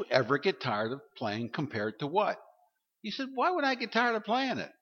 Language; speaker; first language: English; native; English